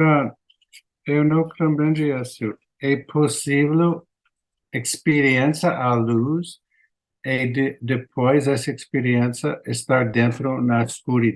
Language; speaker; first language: Portuguese; non-native, learner; English